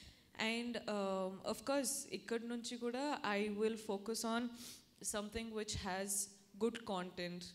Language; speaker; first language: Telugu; non-native, fluent; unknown